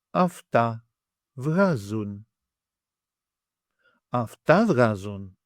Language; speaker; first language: Greek; native; Greek